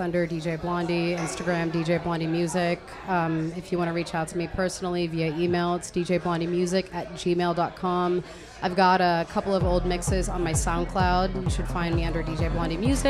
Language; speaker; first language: English; non-native, local second language; Hiligaynon